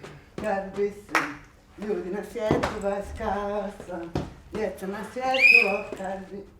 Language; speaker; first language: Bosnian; non-native, learner; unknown